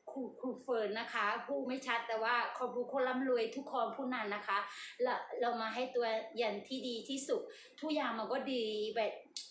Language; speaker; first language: Thai; non-native, learner; Burmese